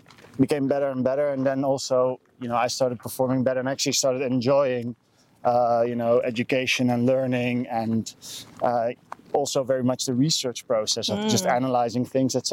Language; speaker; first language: English; non-native, fluent; Dutch